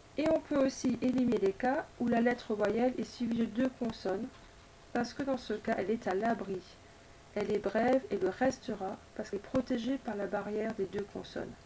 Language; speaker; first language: French; native; French